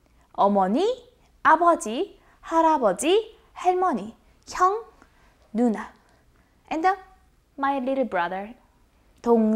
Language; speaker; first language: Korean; non-native, fluent; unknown